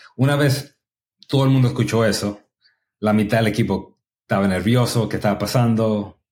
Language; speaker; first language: Spanish; native; Spanish